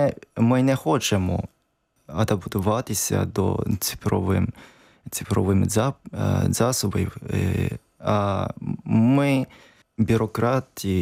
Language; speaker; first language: Ukrainian; non-native, learner; Japanese